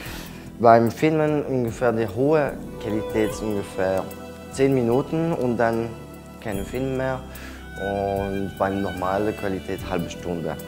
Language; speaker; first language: German; non-native, fluent; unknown